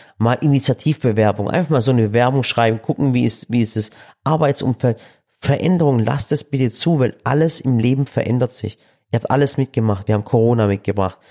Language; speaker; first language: German; early bilingual, other home language; Turkish